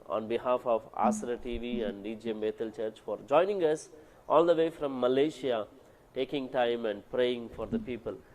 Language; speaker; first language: English; non-native, local second language; Kannada